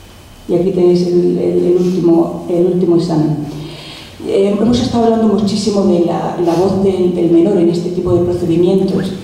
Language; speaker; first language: Spanish; native; Spanish